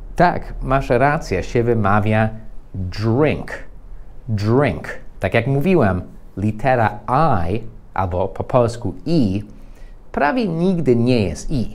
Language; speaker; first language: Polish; non-native, fluent; English